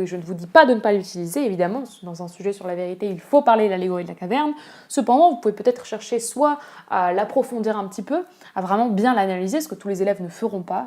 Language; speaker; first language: French; native; French